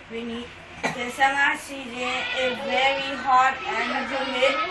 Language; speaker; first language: English; non-native, learner; Burmese